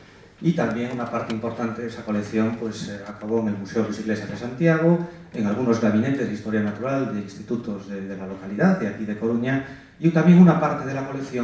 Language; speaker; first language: Spanish; native; Spanish